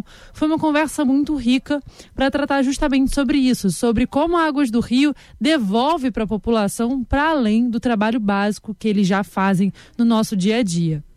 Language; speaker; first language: Portuguese; native; Portuguese